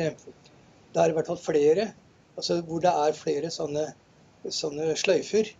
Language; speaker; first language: Norwegian; native; Norwegian